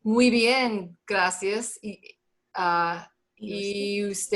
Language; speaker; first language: Spanish; non-native, learner; English